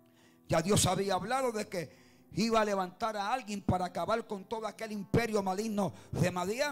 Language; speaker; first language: Spanish; native; Spanish